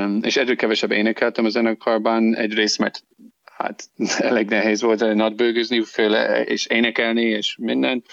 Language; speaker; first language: Hungarian; non-native, learner; English